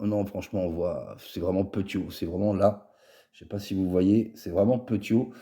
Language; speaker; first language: French; native; French